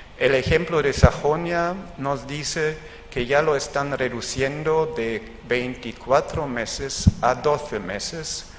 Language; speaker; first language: Spanish; non-native, fluent; German